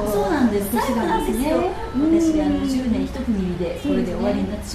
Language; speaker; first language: Japanese; native; Japanese